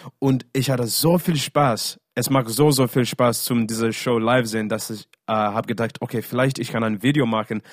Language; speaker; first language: German; non-native, learner; English